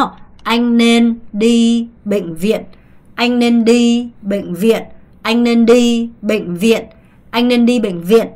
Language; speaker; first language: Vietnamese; non-native, fluent; Korean